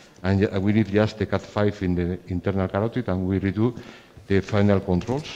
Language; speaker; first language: English; non-native, fluent; Spanish